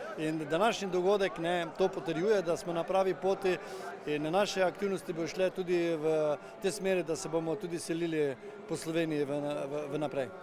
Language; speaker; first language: Slovenian; native; Slovenian